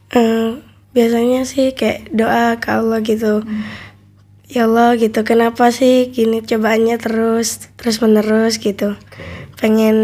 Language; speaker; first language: Indonesian; native; Indonesian